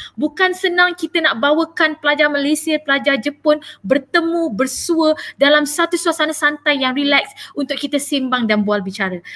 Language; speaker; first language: Malay; native; Malay